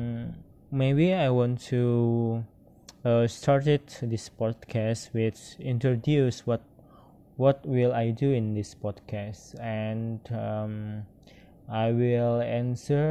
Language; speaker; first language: English; non-native, learner; Minangkabau